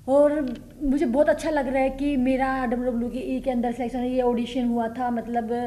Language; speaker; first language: Hindi; native; Hindi